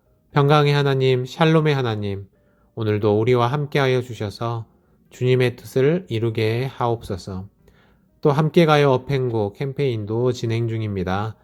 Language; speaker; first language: Korean; native; Korean